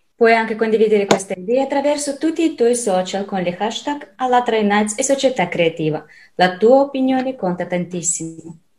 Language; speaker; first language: Italian; non-native, fluent; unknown